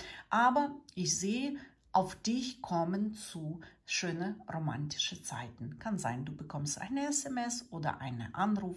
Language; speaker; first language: German; non-native, learner; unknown